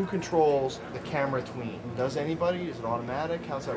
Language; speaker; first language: English; native; English